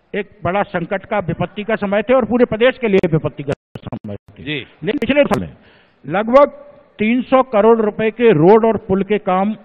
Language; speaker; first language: Hindi; native; Hindi